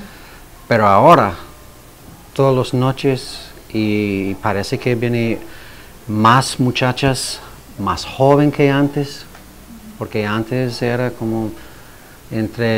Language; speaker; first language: Spanish; non-native, fluent; English